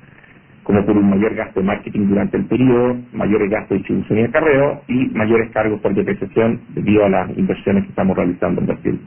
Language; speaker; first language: Spanish; native; Spanish